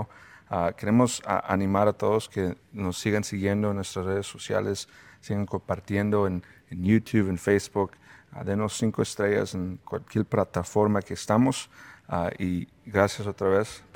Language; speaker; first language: Spanish; early bilingual, heritage; Spanish